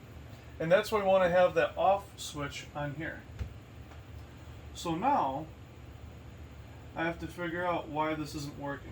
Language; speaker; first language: English; native; English